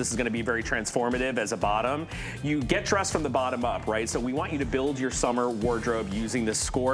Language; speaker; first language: English; native; English